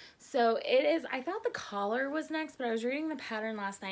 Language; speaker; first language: English; native; English